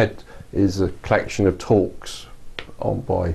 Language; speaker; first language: English; native; English